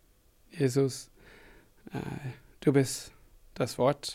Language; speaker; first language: German; non-native, fluent; English